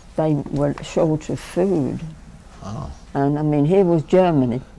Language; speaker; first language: English; native; English